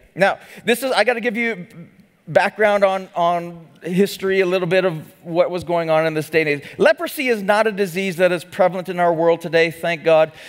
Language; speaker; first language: English; native; English